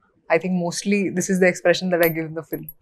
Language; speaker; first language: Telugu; non-native, fluent; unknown